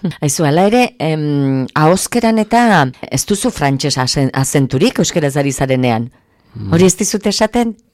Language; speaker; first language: Basque; native; Basque